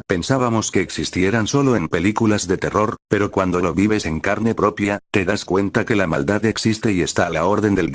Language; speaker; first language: Spanish; native; Spanish